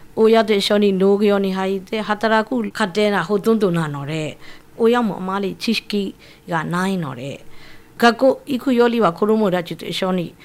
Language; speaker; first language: Japanese; non-native, fluent; Burmese